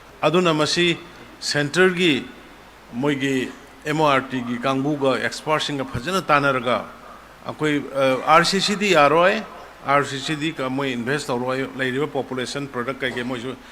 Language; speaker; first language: Manipuri; native; Manipuri